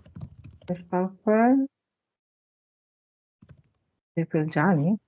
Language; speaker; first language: Albanian; non-native, learner; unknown